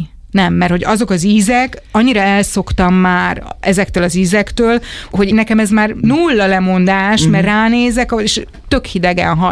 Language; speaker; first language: Hungarian; native; Hungarian